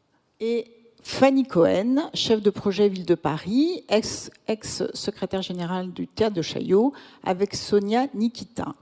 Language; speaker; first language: French; native; French